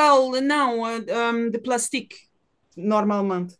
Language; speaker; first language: French; non-native, learner; Portuguese